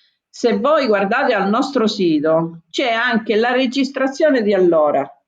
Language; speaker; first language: Italian; native; Italian